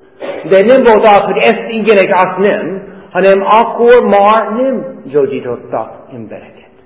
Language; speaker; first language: Hungarian; non-native, fluent; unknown